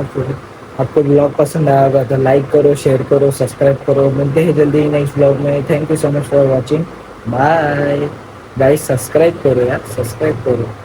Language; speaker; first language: Hindi; non-native, local second language; Marathi